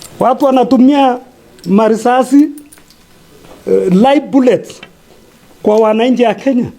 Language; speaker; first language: Swahili; non-native, local second language; Kalenjin